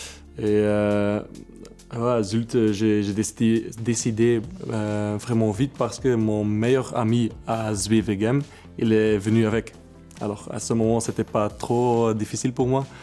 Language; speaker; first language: French; non-native, local second language; Dutch